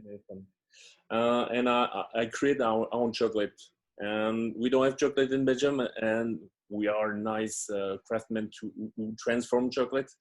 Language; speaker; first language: English; non-native, fluent; French